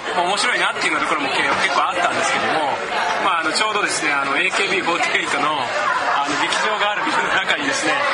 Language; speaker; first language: Japanese; native; Japanese